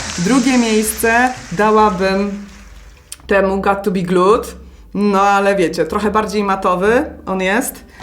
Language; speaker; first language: Polish; native; Polish